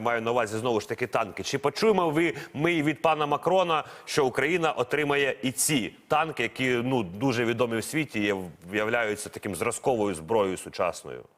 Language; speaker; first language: Ukrainian; native; Ukrainian